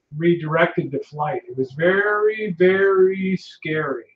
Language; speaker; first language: English; native; English